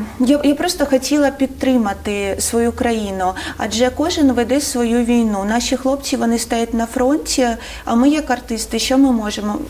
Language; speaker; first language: Ukrainian; non-native, local second language; Russian